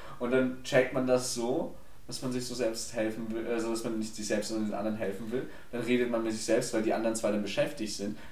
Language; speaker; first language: German; early bilingual, other home language; Polish